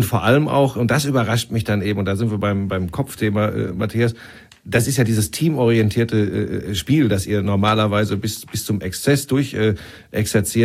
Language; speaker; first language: German; native; German